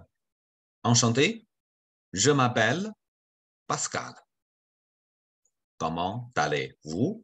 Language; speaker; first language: French; non-native, fluent; Chinese